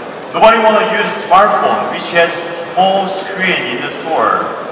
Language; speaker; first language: English; non-native, fluent; Korean